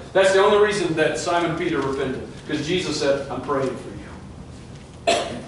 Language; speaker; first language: English; native; English